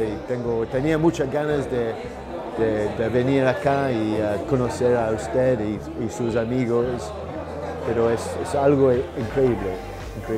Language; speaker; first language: Spanish; non-native, learner; English